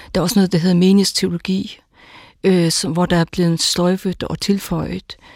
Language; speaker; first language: Danish; non-native, local second language; Faroese